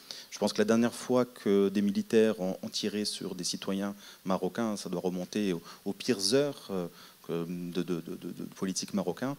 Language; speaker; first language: French; non-native, local second language; Arabic